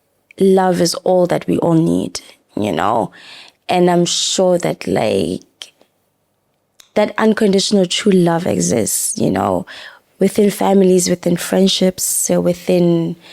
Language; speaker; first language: English; non-native, local second language; Zulu